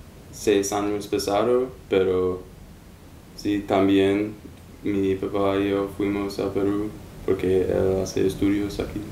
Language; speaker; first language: Spanish; non-native, learner; English